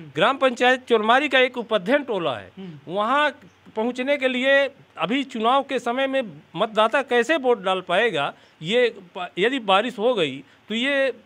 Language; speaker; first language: Hindi; native; Hindi